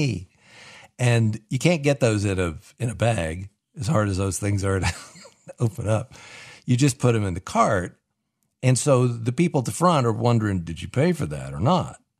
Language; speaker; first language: English; native; English